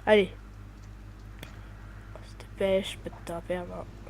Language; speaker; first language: French; native; French